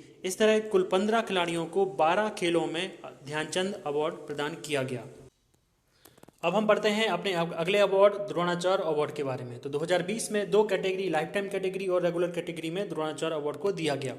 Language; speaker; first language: Hindi; native; Hindi